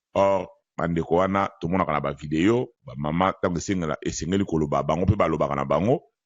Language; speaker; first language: Lingala; native; Lingala